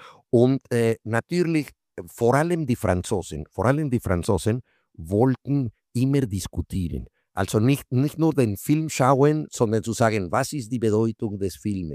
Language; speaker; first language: German; non-native, fluent; Spanish